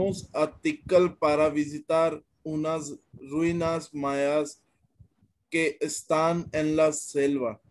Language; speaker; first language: Spanish; non-native, learner; Hindi